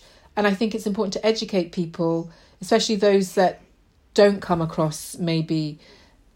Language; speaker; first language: English; native; English